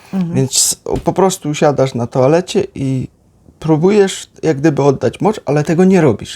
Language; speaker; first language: Polish; native; Polish